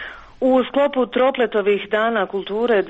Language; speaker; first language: Croatian; native; Croatian